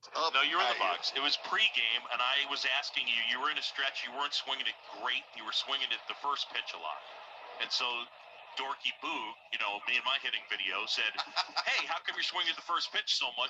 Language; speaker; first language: English; native; English